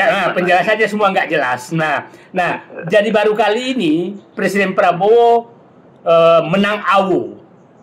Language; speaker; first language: Indonesian; native; Indonesian